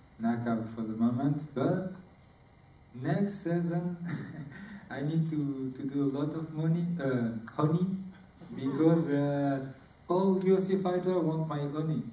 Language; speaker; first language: English; non-native, learner; French